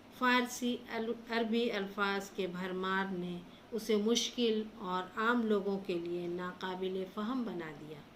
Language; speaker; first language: Urdu; native; Urdu